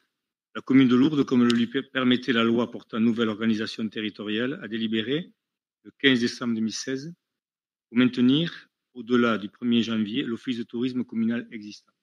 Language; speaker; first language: French; native; French